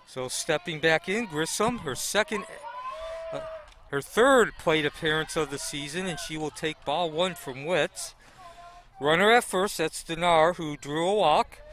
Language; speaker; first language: English; native; English